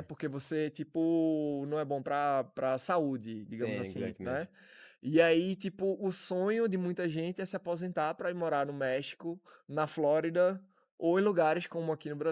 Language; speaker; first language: Portuguese; native; Portuguese